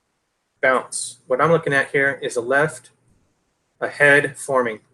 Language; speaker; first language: English; native; English